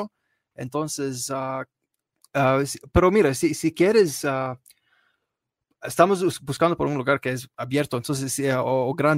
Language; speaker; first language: Spanish; non-native, learner; Arabic